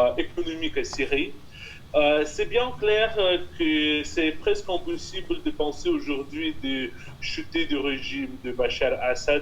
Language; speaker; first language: French; non-native, fluent; Russian